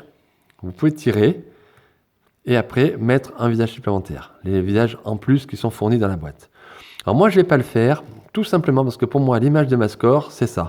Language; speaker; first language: French; native; French